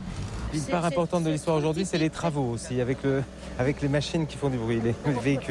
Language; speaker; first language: French; native; French